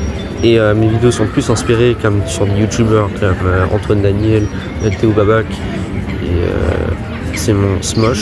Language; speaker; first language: French; early bilingual, other home language; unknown